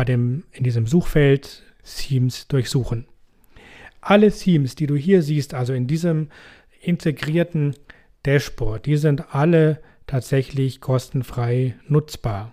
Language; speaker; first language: German; native; German